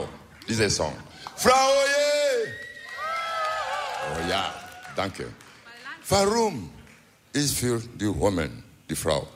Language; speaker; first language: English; non-native, learner; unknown